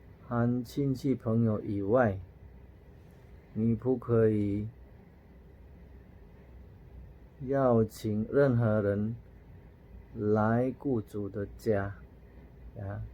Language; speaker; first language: Chinese; non-native, fluent; Indonesian